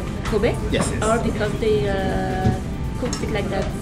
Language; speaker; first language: English; non-native, learner; French